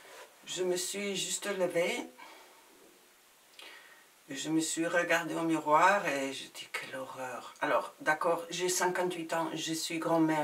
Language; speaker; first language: French; non-native, fluent; Spanish